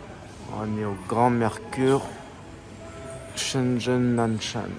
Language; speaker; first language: French; native; French